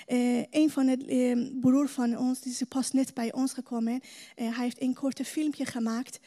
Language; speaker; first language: Dutch; non-native, learner; Persian